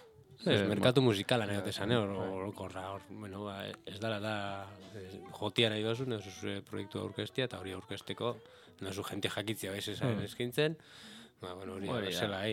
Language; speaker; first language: Basque; native; Basque